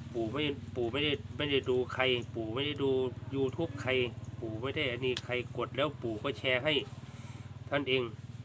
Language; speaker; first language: Thai; native; Thai